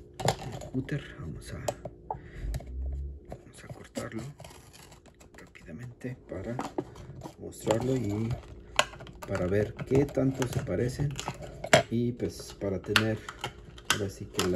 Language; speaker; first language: Spanish; native; Spanish